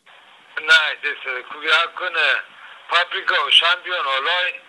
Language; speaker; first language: Danish; non-native, learner; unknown